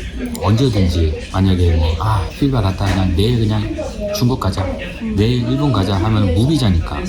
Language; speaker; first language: Korean; native; Korean